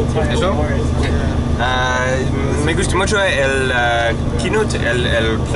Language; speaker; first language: Spanish; non-native, learner; English